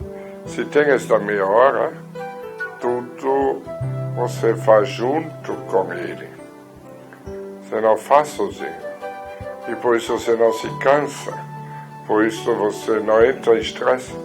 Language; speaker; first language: Portuguese; non-native, fluent; German